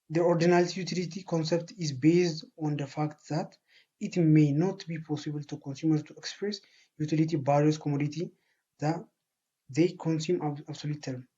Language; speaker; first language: English; non-native, local second language; Amharic